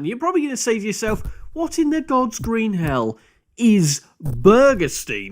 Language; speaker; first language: English; native; English